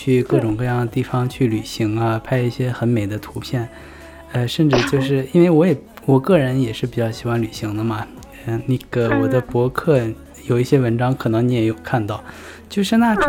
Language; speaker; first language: Chinese; native; Chinese